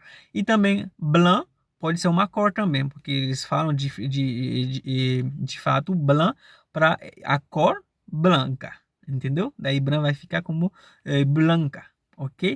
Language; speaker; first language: Portuguese; non-native, fluent; Haitian Creole